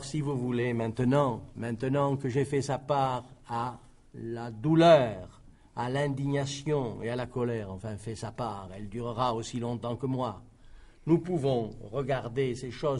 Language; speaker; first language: French; native; French